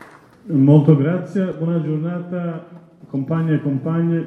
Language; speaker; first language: Italian; non-native, learner; Kurdish